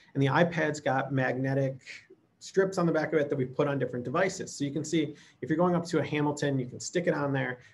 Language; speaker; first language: English; native; English